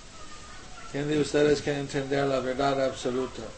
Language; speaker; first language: Spanish; non-native, learner; English